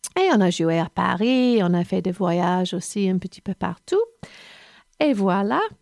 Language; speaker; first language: French; non-native, fluent; English